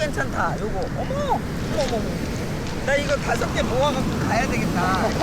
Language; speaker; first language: Korean; native; Korean